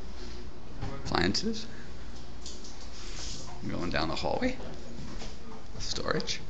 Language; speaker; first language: English; native; English